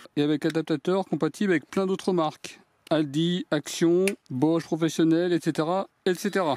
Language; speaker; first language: French; native; French